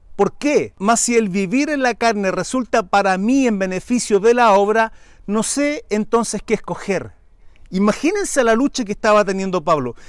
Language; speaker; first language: Spanish; native; Spanish